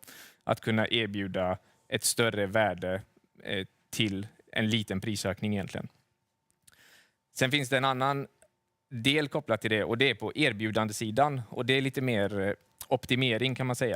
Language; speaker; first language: Swedish; native; Swedish